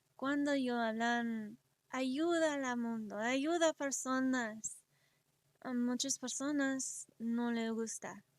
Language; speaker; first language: Spanish; early bilingual, other home language; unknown